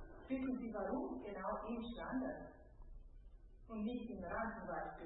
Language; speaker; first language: German; non-native, fluent; Italian